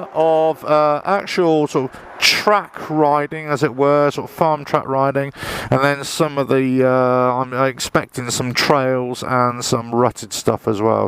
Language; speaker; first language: English; native; English